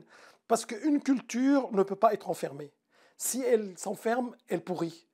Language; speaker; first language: French; non-native, fluent; Arabic